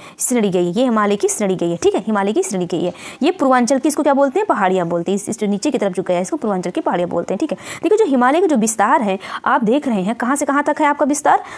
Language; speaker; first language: Hindi; native; Hindi